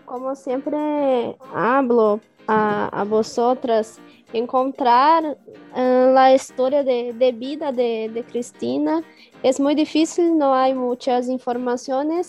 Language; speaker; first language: Spanish; non-native, learner; Portuguese